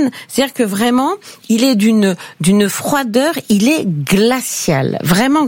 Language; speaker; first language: French; native; French